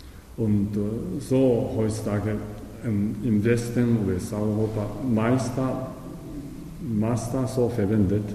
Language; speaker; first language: German; non-native, learner; Japanese